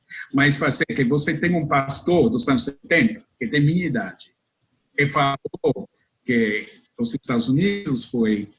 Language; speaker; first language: Portuguese; non-native, fluent; English